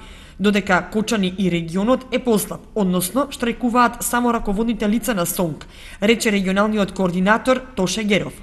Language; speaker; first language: Macedonian; native; Macedonian